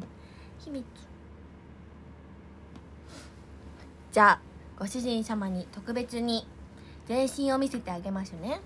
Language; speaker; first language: Japanese; native; Japanese